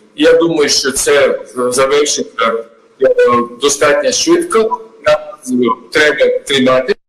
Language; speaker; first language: Ukrainian; non-native, learner; Georgian